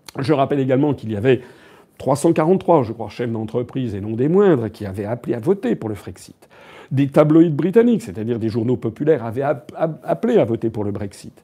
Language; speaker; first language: French; native; French